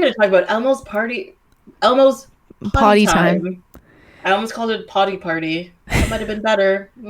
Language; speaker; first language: English; native; English